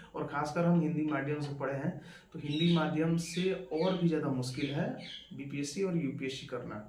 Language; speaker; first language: Hindi; native; Hindi